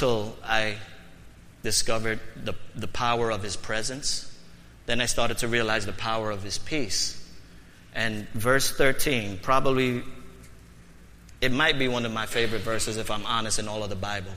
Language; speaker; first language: English; native; English